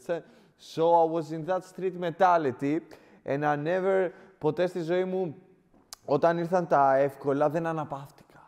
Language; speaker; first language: Greek; native; Greek